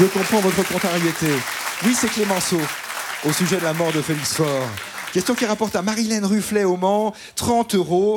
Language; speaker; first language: French; native; French